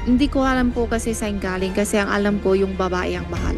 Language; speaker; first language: Filipino; non-native, learner; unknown